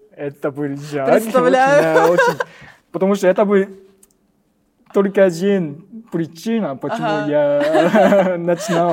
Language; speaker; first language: Russian; non-native, learner; Japanese